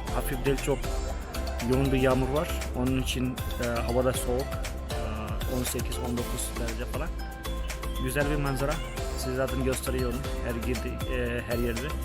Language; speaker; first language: Turkish; non-native, fluent; Hindi